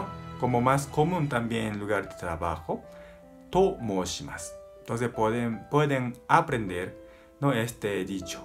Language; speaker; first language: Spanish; non-native, learner; Japanese